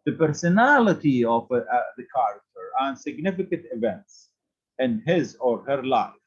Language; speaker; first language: English; non-native, fluent; Arabic